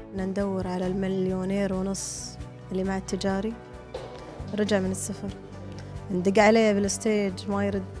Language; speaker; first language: Arabic; native; Arabic